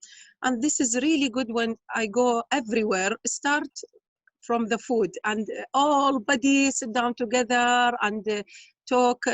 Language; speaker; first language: English; non-native, learner; Arabic